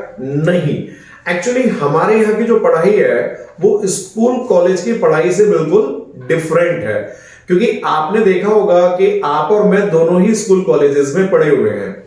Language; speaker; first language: Hindi; native; Hindi